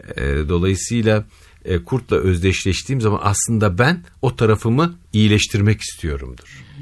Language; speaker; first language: Turkish; native; Turkish